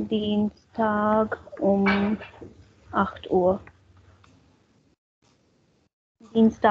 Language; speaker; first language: German; non-native, fluent; Hindi